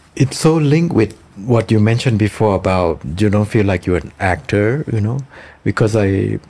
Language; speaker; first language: English; non-native, fluent; Thai